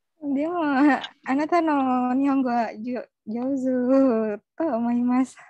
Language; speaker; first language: Japanese; non-native, learner; Indonesian